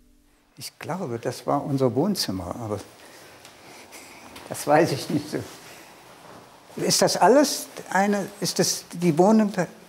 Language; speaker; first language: German; early bilingual, heritage; German